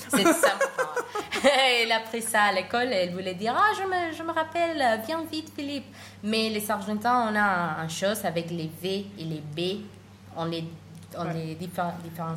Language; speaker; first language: French; non-native, learner; Spanish